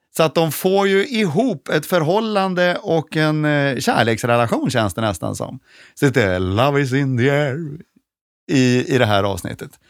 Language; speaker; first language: Swedish; native; Swedish